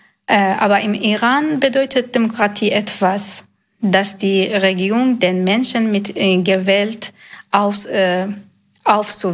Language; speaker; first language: German; non-native, learner; Persian